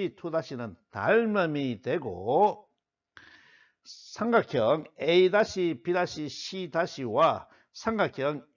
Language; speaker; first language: Korean; native; Korean